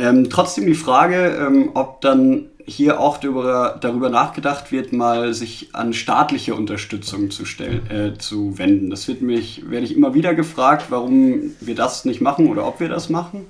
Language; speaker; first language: German; native; German